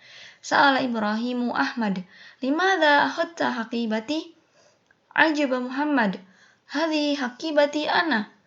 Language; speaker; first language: Arabic; non-native, fluent; Indonesian